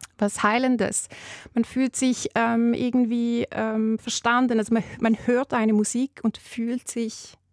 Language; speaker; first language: German; early bilingual, other home language; Albanian